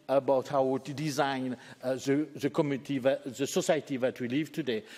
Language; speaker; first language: English; native; English